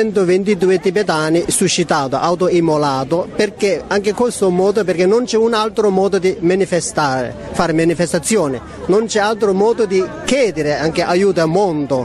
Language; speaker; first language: Italian; non-native, fluent; Tibetan